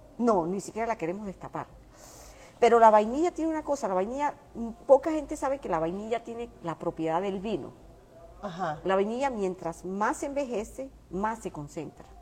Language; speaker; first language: Spanish; native; Spanish